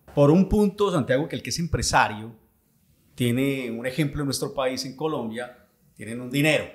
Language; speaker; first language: Spanish; native; Spanish